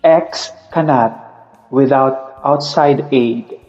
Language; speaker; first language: English; non-native, local second language; Filipino